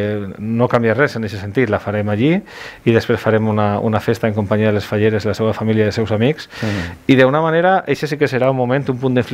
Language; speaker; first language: Catalan; native; Catalan